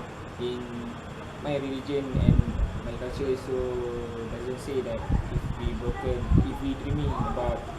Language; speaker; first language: English; non-native, learner; Malay